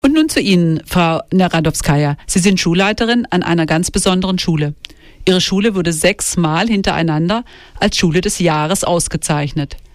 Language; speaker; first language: German; native; German